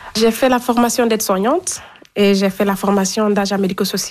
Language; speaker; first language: French; non-native, fluent; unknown